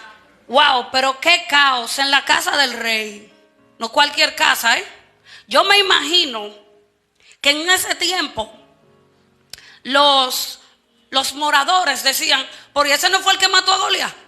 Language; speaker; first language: Spanish; native; Spanish